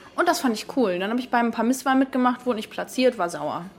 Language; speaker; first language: German; native; German